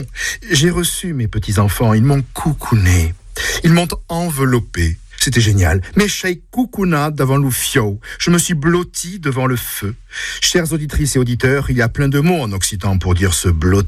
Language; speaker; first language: French; native; French